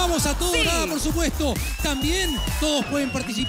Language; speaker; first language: Spanish; native; Spanish